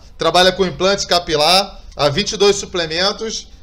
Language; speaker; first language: Portuguese; native; Portuguese